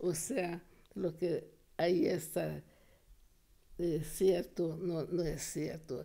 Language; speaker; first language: Spanish; non-native, fluent; Hungarian